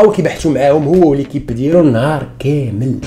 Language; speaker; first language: Arabic; native; Arabic